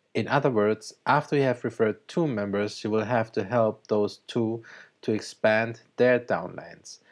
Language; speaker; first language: English; early bilingual, other home language; Thai